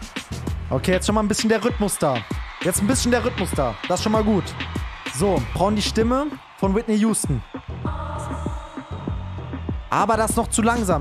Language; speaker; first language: German; native; German